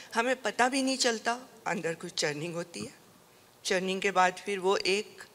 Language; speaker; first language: Hindi; native; Hindi